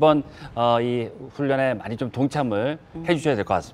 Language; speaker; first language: Korean; native; Korean